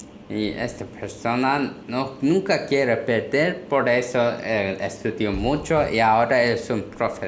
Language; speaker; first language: Spanish; non-native, learner; Korean